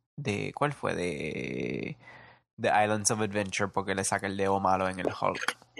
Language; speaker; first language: Spanish; native; Spanish